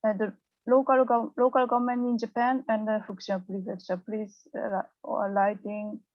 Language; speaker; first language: English; non-native, learner; Japanese